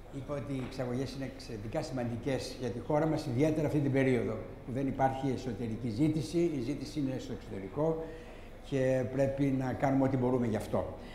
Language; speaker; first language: Greek; native; Greek